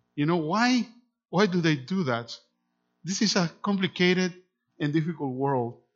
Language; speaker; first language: English; non-native, fluent; Spanish